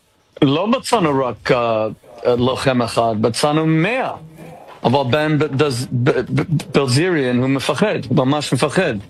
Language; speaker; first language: Hebrew; non-native, fluent; English